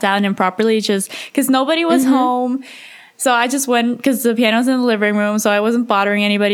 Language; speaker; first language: English; early bilingual, heritage; English